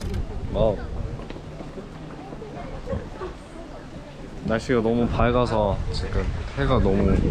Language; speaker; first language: Korean; early bilingual, heritage; English